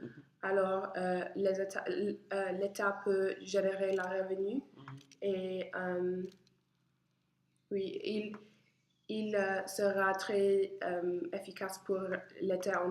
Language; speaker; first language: French; non-native, learner; English